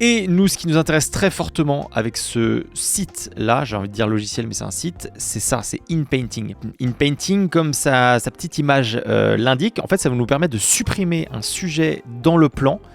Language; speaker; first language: French; native; French